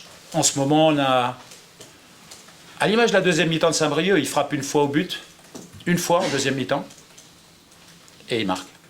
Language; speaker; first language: French; native; French